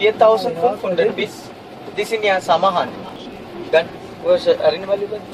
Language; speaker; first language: German; non-native, learner; Sinhala